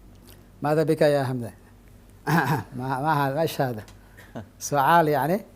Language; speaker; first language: Arabic; non-native, fluent; Indonesian